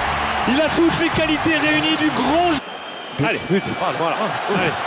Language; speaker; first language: French; native; French